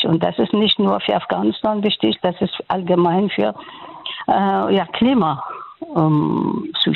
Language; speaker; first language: German; non-native, fluent; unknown